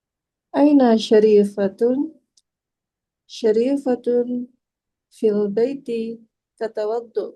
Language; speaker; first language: Arabic; non-native, learner; Indonesian